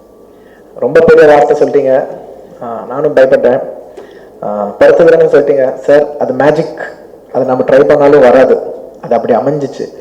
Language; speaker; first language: Tamil; non-native, local second language; Telugu